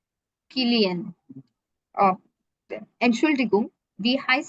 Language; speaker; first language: German; non-native, learner; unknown